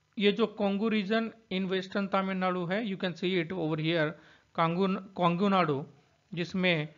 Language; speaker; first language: Hindi; non-native, local second language; Marathi